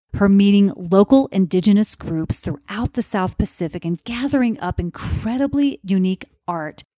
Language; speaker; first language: English; native; English